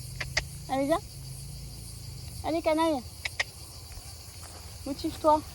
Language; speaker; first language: French; native; French